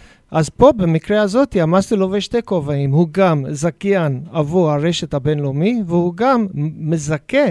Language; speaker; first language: Hebrew; non-native, fluent; English